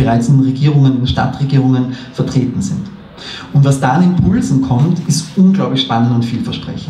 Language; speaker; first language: German; native; German